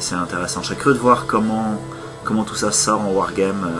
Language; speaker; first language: French; native; French